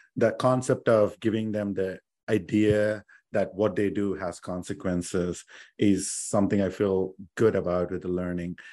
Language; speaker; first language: English; non-native, local second language; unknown